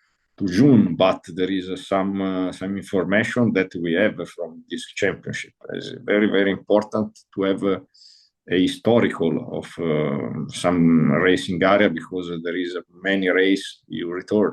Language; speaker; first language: English; non-native, learner; Italian